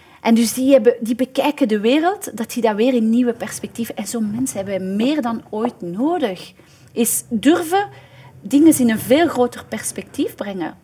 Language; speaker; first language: Dutch; native; Dutch